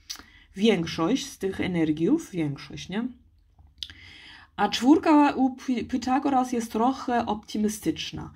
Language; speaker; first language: Polish; early bilingual, heritage; Polish